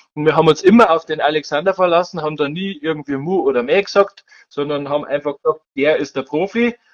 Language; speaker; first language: German; native; German